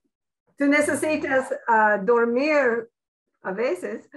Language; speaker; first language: Spanish; non-native, learner; English